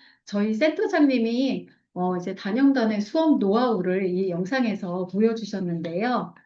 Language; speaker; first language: Korean; native; Korean